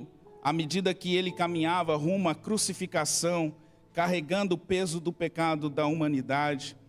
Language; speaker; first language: Portuguese; native; Portuguese